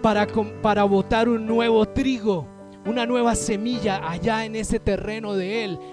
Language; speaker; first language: Spanish; native; Spanish